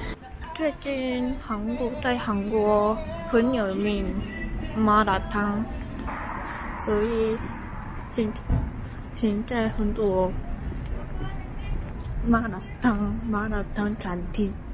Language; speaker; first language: Chinese; non-native, learner; Korean